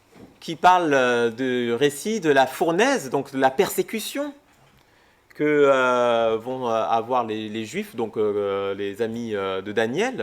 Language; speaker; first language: French; native; French